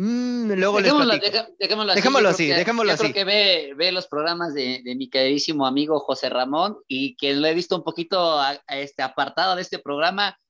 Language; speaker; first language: Spanish; native; Spanish